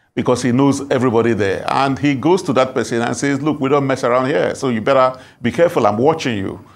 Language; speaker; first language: English; non-native, local second language; Igbo